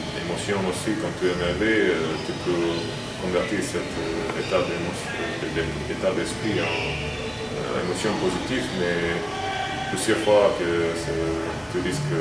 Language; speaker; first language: French; non-native, fluent; Croatian